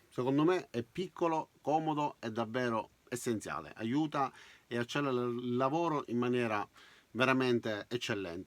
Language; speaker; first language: Italian; native; Italian